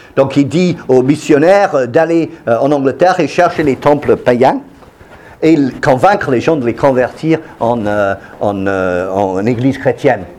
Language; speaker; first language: French; non-native, fluent; English